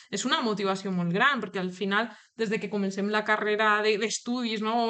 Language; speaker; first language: Catalan; non-native, local second language; Spanish